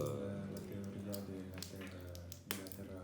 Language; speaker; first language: Spanish; non-native, learner; French